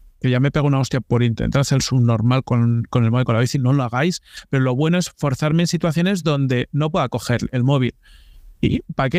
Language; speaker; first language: Spanish; native; Spanish